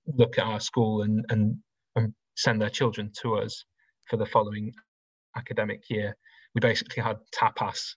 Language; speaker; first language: English; native; English